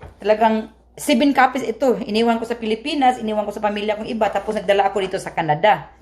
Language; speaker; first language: Filipino; non-native, local second language; Cebuano